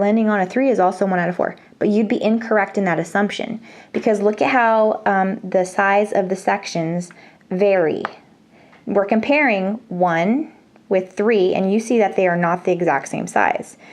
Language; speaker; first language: English; native; English